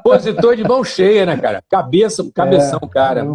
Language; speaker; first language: Portuguese; native; Portuguese